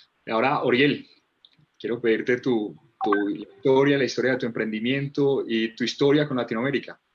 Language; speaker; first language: Spanish; native; Spanish